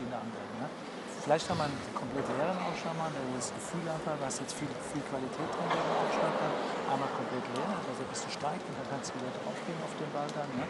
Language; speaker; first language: German; native; German